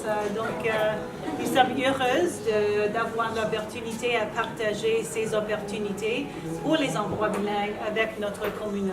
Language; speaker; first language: French; non-native, local second language; English